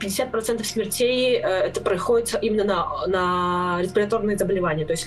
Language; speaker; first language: Russian; non-native, local second language; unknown